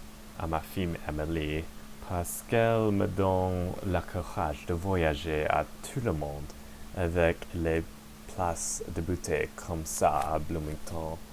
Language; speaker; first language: French; non-native, learner; English